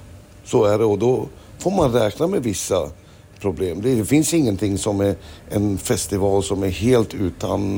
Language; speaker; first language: Swedish; non-native, fluent; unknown